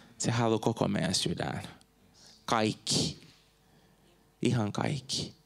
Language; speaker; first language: Finnish; non-native, fluent; Portuguese